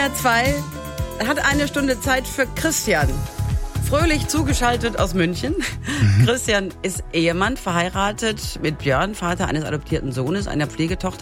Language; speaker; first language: German; native; German